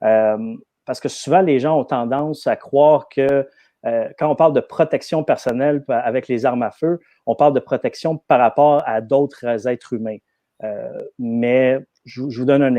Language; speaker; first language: French; native; French